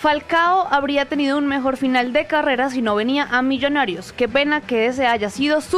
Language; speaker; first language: Spanish; native; Spanish